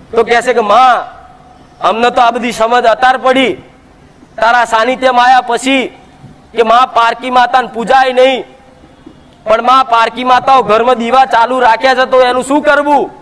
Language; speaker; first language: Gujarati; native; Gujarati